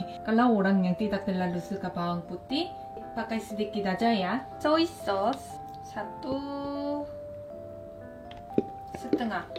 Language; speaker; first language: Indonesian; non-native, fluent; Korean